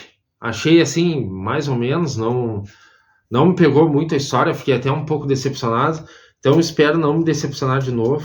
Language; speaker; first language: Portuguese; native; Portuguese